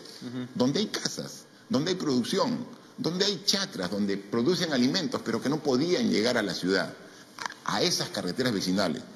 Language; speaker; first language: Spanish; native; Spanish